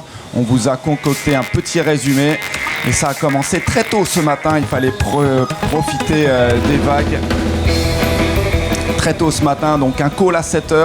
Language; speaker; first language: French; native; French